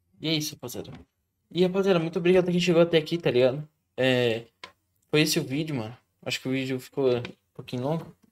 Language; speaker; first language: Portuguese; native; Portuguese